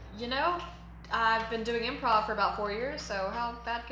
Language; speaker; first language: English; native; English